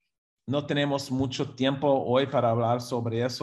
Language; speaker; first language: Spanish; non-native, fluent; English